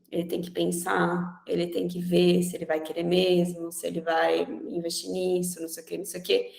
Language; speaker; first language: Portuguese; native; Portuguese